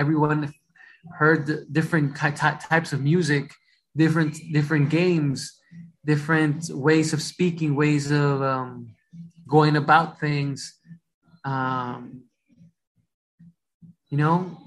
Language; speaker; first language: English; early bilingual, other home language; Spanish